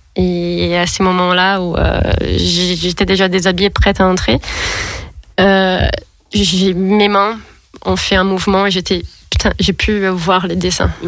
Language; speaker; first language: French; non-native, fluent; Portuguese